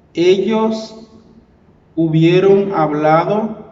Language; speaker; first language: Spanish; non-native, learner; Haitian Creole